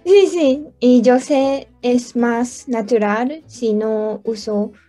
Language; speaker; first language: Spanish; non-native, learner; Japanese